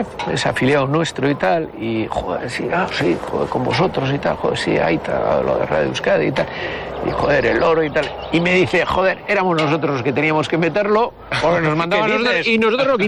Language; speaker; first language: Spanish; native; Spanish